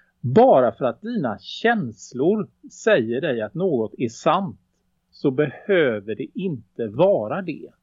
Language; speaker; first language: Swedish; native; Swedish